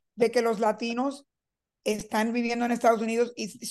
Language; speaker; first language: Spanish; early bilingual, heritage; Spanish